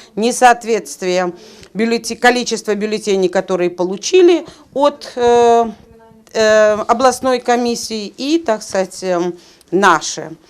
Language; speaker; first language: Russian; native; Russian